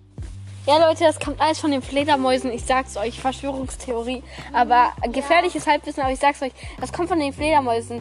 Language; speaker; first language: German; native; German